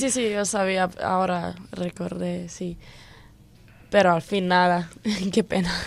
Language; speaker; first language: Spanish; non-native, learner; Croatian